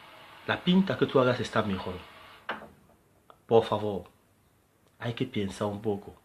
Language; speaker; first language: Spanish; non-native, learner; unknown